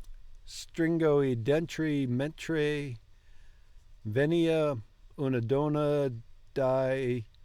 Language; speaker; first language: Italian; non-native, learner; English